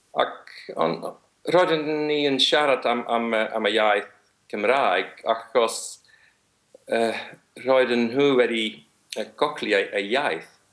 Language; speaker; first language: Welsh; non-native, learner; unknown